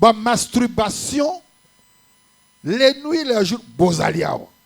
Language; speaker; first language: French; non-native, local second language; Lingala